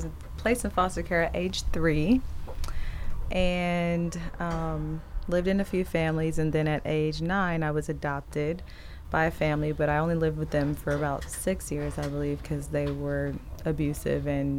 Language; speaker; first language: English; native; English